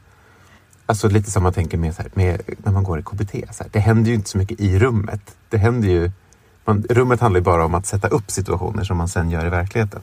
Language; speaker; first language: Swedish; native; Swedish